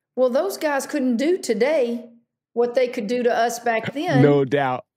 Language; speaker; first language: English; native; English